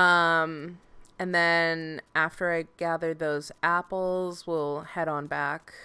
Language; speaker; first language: English; native; English